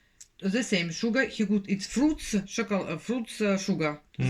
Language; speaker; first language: English; non-native, learner; Russian